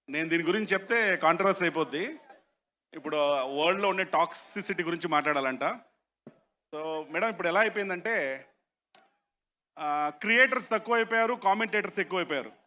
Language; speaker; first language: Telugu; native; Telugu